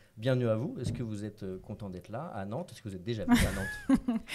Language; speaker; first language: French; native; French